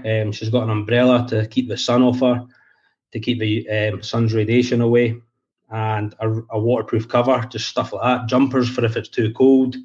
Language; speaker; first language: English; native; English